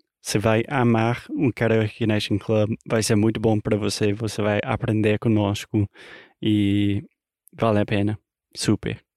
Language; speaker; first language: Portuguese; non-native, fluent; English